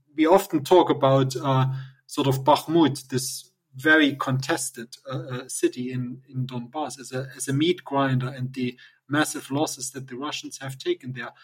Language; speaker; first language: English; non-native, fluent; German